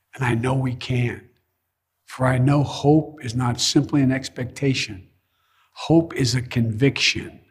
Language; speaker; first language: English; native; English